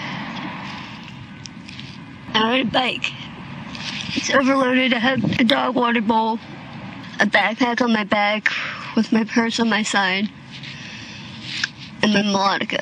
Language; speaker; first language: English; native; English